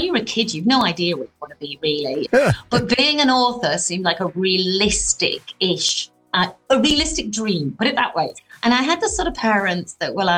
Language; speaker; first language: English; native; English